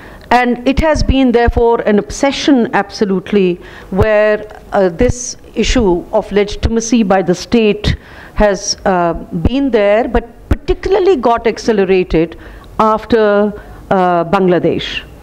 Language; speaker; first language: English; non-native, local second language; Hindi